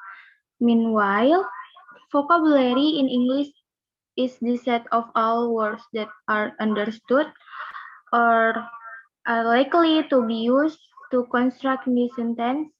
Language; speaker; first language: English; non-native, learner; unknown